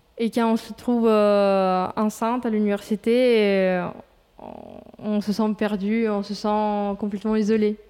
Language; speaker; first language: French; non-native, fluent; Russian